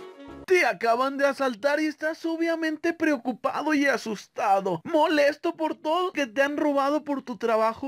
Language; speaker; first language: Spanish; native; Spanish